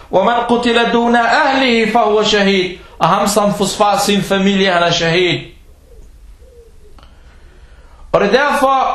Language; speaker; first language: Danish; early bilingual, other home language; Arabic